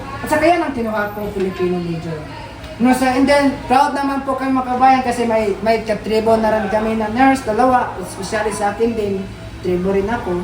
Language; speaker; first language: Filipino; non-native, local second language; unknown